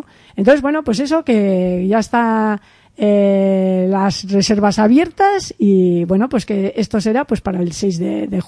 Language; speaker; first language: Spanish; native; Spanish